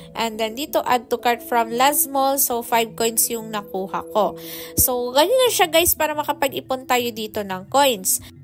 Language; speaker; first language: Filipino; non-native, local second language; Cebuano